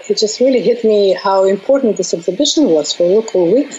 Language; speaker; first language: English; non-native, fluent; Russian